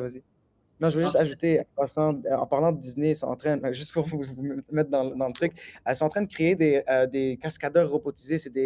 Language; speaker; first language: French; native; French